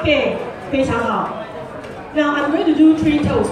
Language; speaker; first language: English; non-native, local second language; Chinese